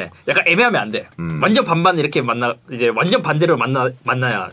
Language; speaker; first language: Korean; native; Korean